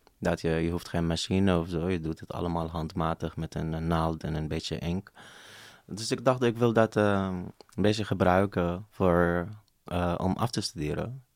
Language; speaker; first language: Dutch; non-native, fluent; Arabic